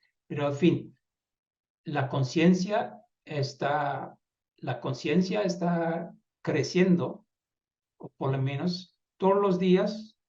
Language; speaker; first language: Spanish; non-native, fluent; Dutch